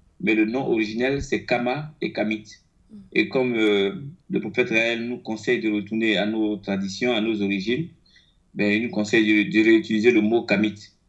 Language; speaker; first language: French; non-native, local second language; Akan